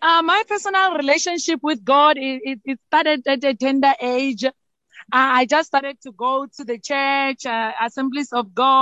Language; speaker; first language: English; non-native, local second language; Northern Sotho